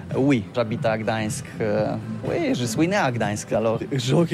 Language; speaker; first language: French; non-native, learner; Polish